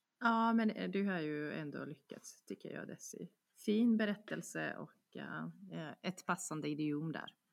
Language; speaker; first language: Swedish; non-native, fluent; Bosnian